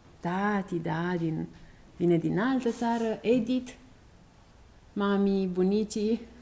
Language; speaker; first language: Romanian; native; Romanian